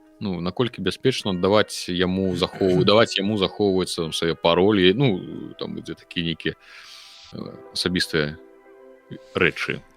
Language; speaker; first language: Belarusian; non-native, local second language; Russian